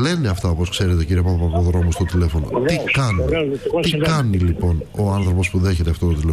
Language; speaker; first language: Greek; native; Greek